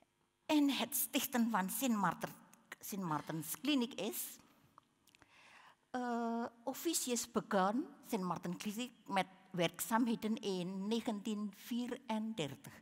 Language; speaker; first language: Dutch; non-native, learner; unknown